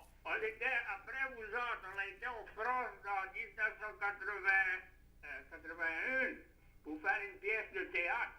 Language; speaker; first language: French; native; French